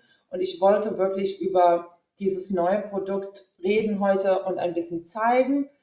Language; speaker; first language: German; early bilingual, heritage; English